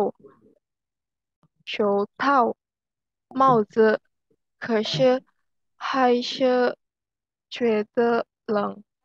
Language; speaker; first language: Chinese; non-native, learner; Indonesian